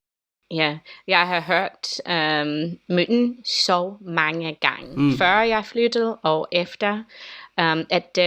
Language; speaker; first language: Danish; non-native, learner; English